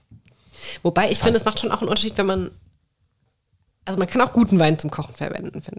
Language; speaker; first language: German; native; German